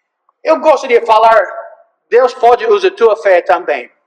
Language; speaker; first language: Portuguese; non-native, fluent; English